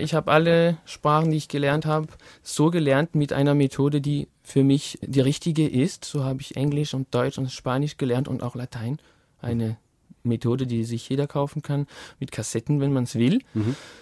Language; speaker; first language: German; non-native, fluent; French